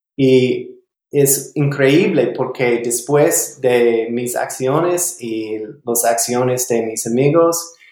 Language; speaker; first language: Spanish; non-native, learner; English